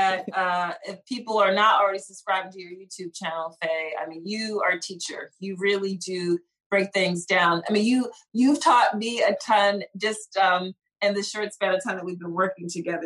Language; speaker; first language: English; native; English